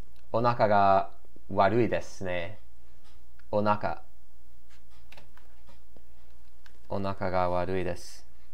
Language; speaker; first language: Japanese; non-native, learner; English